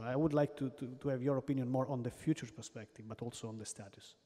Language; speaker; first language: English; non-native, fluent; Italian